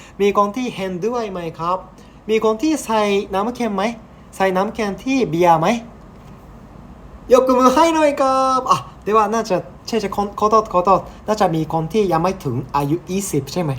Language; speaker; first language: Thai; non-native, learner; Japanese